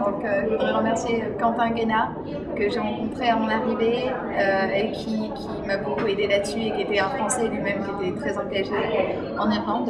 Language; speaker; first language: French; native; French